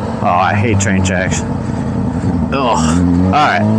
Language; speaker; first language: English; native; English